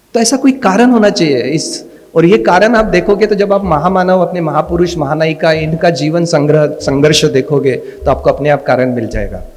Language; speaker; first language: Hindi; non-native, local second language; Marathi